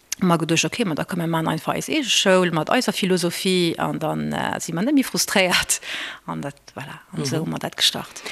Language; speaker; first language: Luxembourgish; early bilingual, other home language; Portuguese